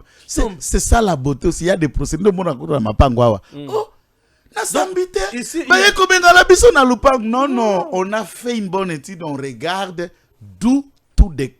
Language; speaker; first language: French; non-native, local second language; Lingala